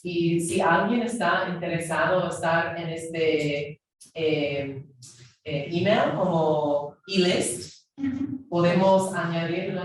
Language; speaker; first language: Spanish; non-native, fluent; English